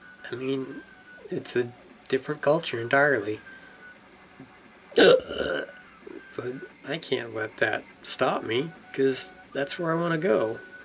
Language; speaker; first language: English; native; English